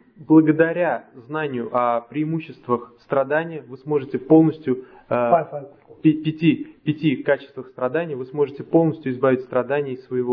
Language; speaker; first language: Russian; native; Russian